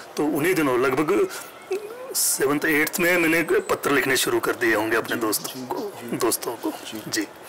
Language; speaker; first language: Hindi; non-native, local second language; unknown